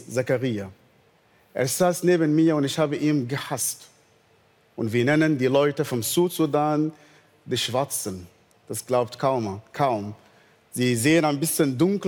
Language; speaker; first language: German; non-native, fluent; Arabic